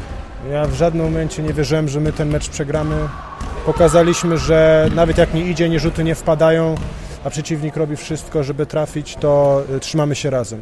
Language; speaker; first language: Polish; non-native, fluent; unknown